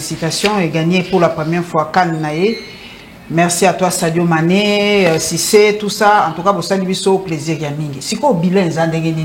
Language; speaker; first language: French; non-native, local second language; Lingala